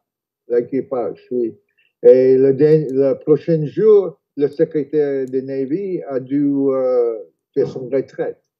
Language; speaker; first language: French; non-native, fluent; English